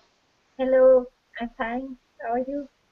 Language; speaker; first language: English; non-native, fluent; Spanish